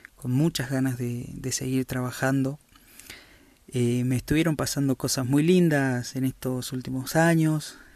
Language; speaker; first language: Spanish; native; Spanish